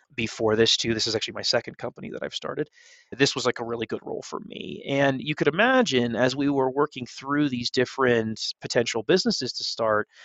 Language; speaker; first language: English; native; English